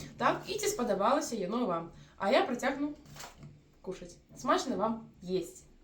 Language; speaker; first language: Belarusian; non-native, local second language; Russian